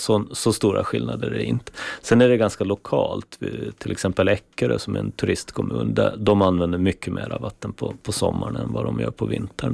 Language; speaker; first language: Swedish; native; Swedish